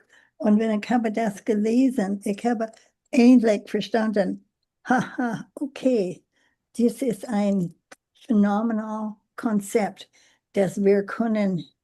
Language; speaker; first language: German; non-native, learner; English